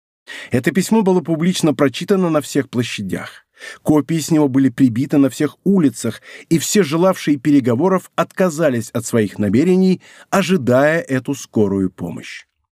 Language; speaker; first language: Russian; native; Russian